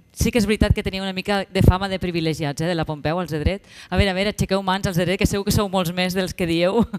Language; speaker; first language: Catalan; native; Catalan